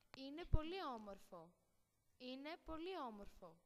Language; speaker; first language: Greek; non-native, learner; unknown